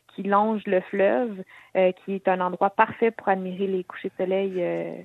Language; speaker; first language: French; native; French